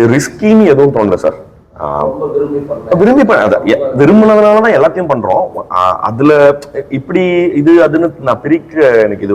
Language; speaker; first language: Tamil; native; Tamil